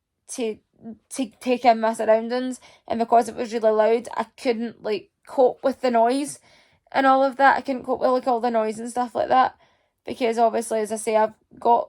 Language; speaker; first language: English; native; English